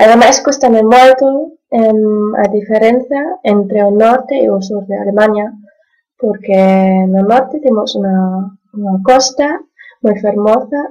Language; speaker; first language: Spanish; non-native, fluent; German